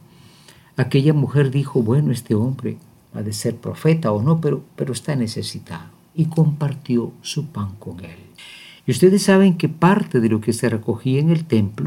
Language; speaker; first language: Spanish; native; Spanish